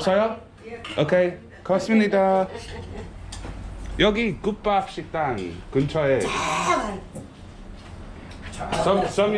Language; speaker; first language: Korean; non-native, learner; English